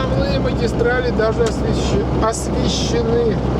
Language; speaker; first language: Russian; native; Russian